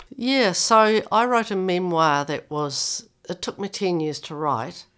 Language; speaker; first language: English; native; English